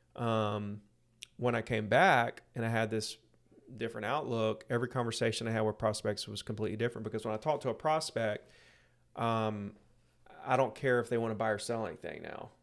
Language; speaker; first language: English; native; English